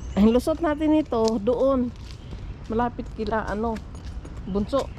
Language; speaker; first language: Filipino; non-native, local second language; Cebuano